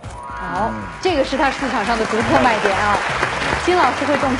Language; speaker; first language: Chinese; native; Chinese